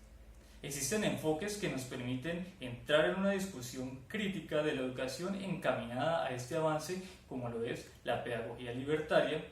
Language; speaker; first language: Spanish; native; Spanish